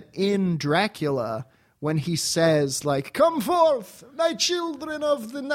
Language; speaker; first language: English; native; English